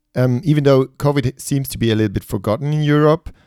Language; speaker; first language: English; non-native, fluent; Swiss German